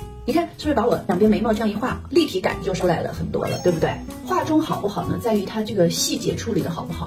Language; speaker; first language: Chinese; native; Chinese